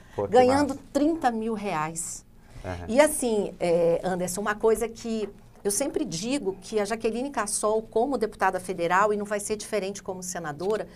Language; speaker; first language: Portuguese; native; Portuguese